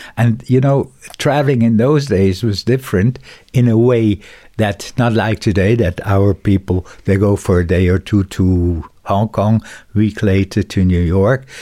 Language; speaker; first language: English; non-native, fluent; German